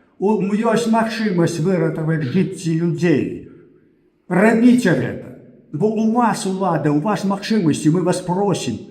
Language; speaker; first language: Belarusian; native; Belarusian